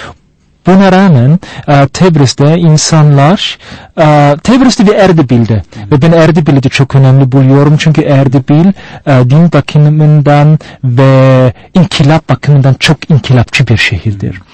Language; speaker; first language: Turkish; non-native, fluent; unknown